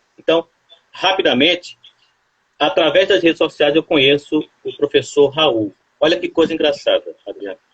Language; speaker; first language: Portuguese; native; Portuguese